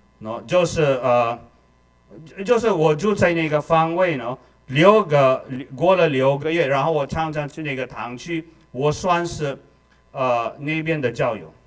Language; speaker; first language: Chinese; non-native, fluent; Filipino